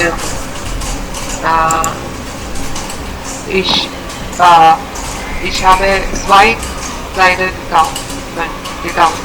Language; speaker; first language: German; non-native, learner; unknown